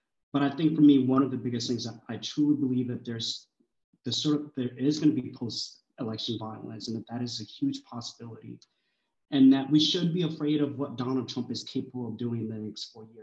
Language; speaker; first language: English; early bilingual, other home language; Swahili